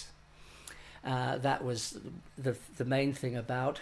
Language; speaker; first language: English; native; English